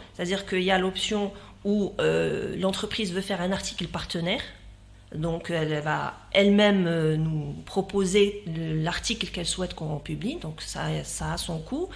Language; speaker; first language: French; non-native, local second language; Arabic